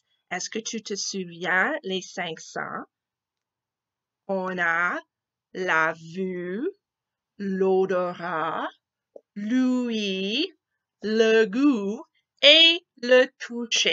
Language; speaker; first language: French; non-native, fluent; English